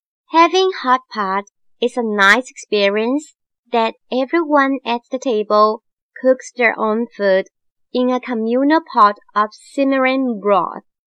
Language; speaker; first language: English; non-native, fluent; Chinese